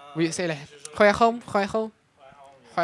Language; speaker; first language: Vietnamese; non-native, learner; French